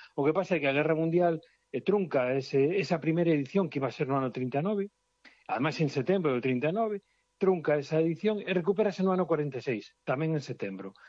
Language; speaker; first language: Galician; non-native, local second language; Spanish